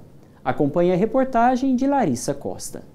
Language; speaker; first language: Portuguese; native; Portuguese